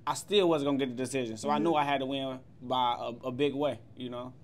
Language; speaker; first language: English; native; English